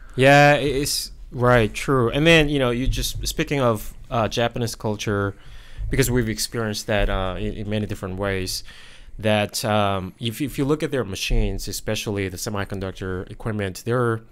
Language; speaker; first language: English; non-native, fluent; Korean